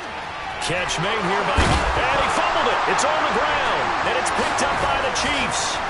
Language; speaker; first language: English; native; English